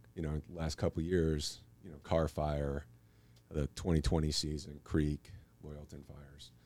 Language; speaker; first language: English; native; English